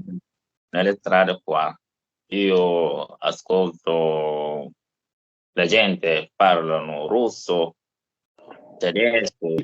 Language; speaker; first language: Italian; non-native, learner; English